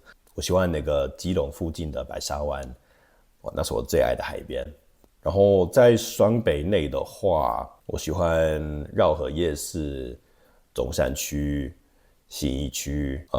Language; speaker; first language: Chinese; non-native, fluent; English